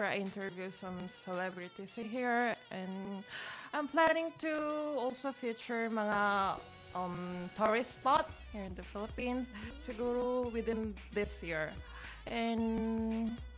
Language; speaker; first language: English; early bilingual, other home language; Korean